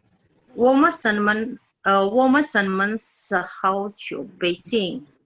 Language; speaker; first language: Chinese; non-native, learner; Indonesian